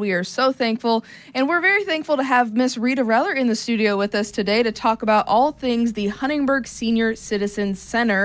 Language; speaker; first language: English; native; English